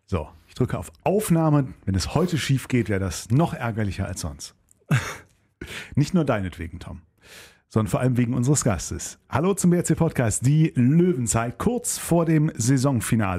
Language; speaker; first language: German; native; German